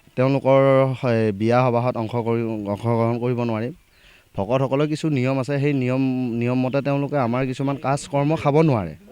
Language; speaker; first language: Assamese; native; Assamese